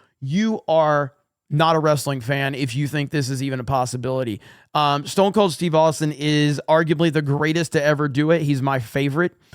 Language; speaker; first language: English; native; English